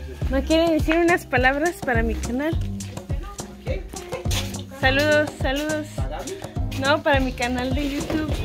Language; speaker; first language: Spanish; early bilingual, other home language; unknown